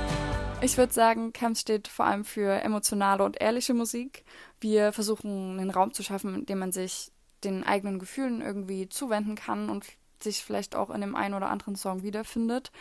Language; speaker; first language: German; native; German